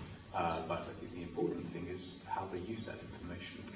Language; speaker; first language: English; native; English